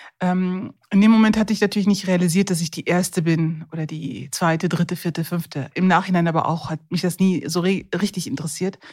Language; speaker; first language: German; early bilingual, other home language; Turkish